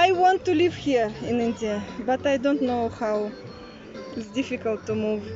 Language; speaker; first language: English; non-native, learner; Russian